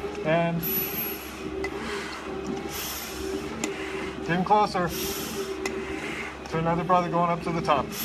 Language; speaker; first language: English; native; English